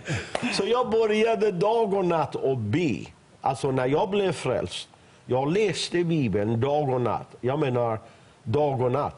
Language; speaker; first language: Swedish; non-native, fluent; Persian